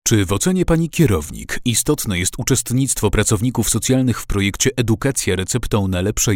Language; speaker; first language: Polish; native; Polish